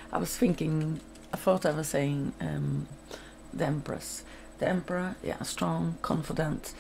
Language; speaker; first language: English; non-native, fluent; Norwegian